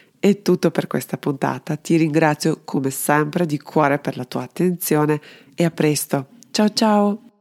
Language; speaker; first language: Italian; non-native, fluent; Serbian